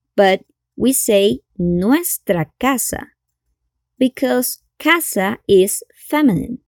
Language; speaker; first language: English; non-native, fluent; Spanish